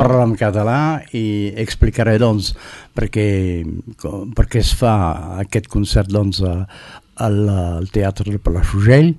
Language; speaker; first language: Catalan; non-native, learner; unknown